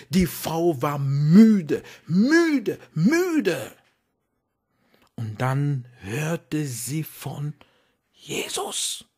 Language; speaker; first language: German; non-native, fluent; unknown